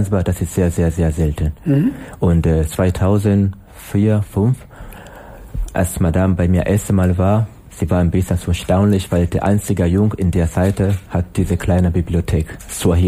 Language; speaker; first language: German; non-native, learner; Swahili